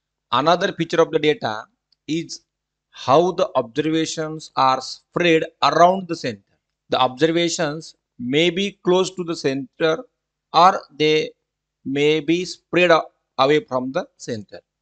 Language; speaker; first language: English; non-native, local second language; Marathi